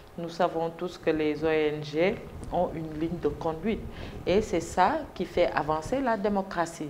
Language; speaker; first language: French; non-native, local second language; Wolof